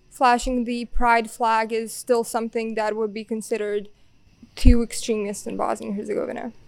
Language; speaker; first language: English; non-native, fluent; Bosnian